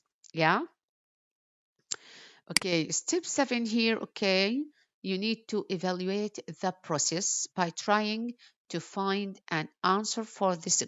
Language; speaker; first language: English; non-native, fluent; Arabic